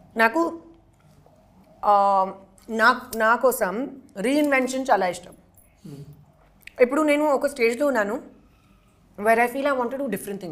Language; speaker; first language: Telugu; non-native, local second language; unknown